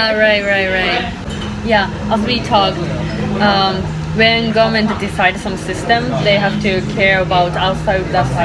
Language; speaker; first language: English; non-native, learner; Japanese